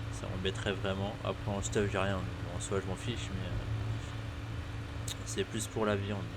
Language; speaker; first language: French; native; French